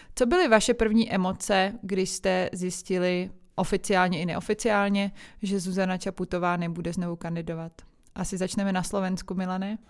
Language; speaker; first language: Czech; native; Czech